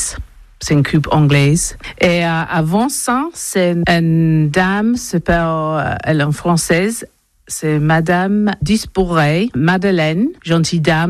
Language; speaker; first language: French; non-native, learner; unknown